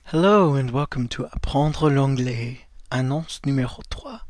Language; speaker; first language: French; non-native, fluent; English